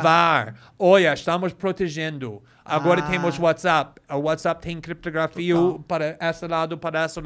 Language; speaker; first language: Portuguese; non-native, fluent; English